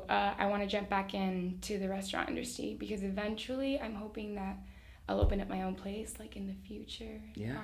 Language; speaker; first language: English; early bilingual, other home language; Spanish